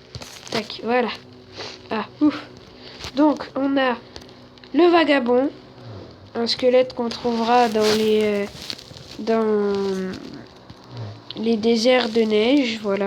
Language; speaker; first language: French; native; French